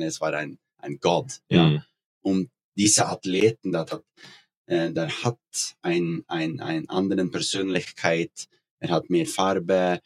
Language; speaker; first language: German; non-native, learner; Norwegian